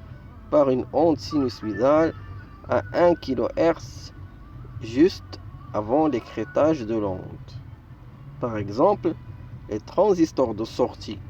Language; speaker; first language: French; non-native, local second language; Arabic